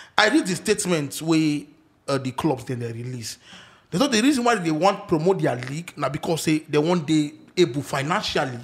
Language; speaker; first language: Nigerian Pidgin; non-native, local second language; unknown